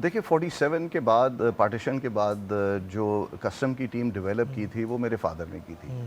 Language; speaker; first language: Urdu; native; Urdu